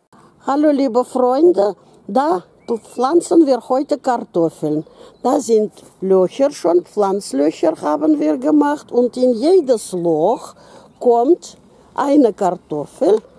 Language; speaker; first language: German; non-native, fluent; Russian